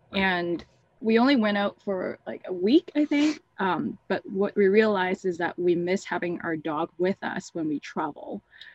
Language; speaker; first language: English; non-native, local second language; Cantonese